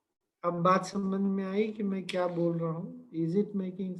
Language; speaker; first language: Hindi; native; Hindi